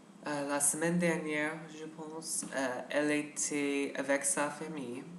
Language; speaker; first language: French; non-native, learner; English